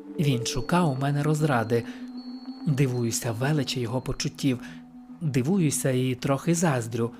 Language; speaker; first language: Ukrainian; native; Ukrainian